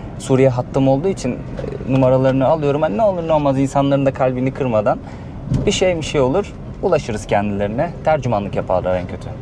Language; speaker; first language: Turkish; native; Turkish